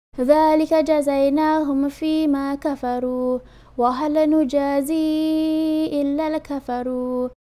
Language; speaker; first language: Arabic; non-native, learner; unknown